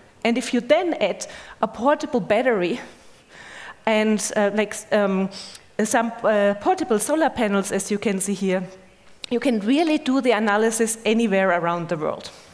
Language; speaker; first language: English; non-native, fluent; German